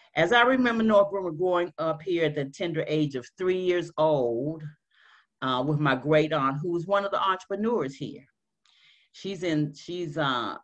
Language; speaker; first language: English; native; English